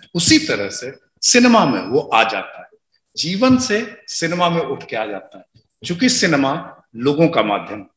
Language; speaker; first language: Hindi; non-native, local second language; Magahi